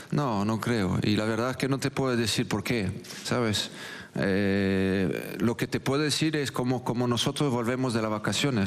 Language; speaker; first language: Spanish; non-native, local second language; French